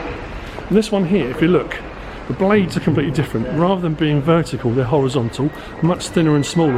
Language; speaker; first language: English; native; English